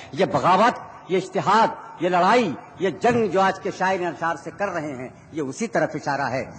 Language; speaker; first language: Urdu; native; Urdu